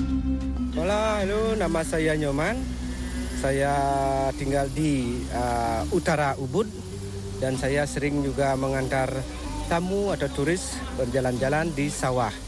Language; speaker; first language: Indonesian; non-native, local second language; Balinese